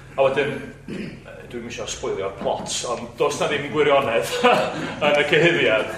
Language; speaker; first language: Welsh; native; Welsh